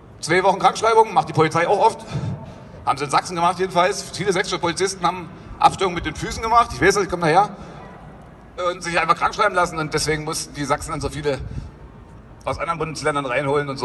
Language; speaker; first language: German; native; German